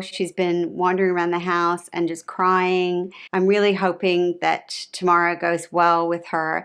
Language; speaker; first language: English; native; English